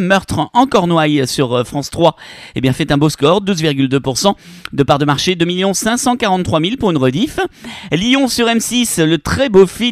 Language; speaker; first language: French; native; French